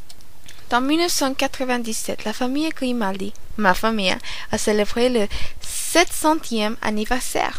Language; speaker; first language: French; non-native, learner; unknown